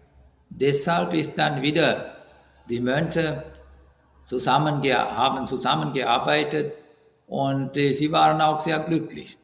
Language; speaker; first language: German; non-native, learner; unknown